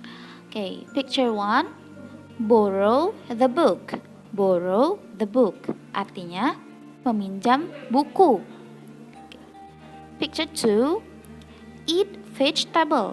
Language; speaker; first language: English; non-native, fluent; Indonesian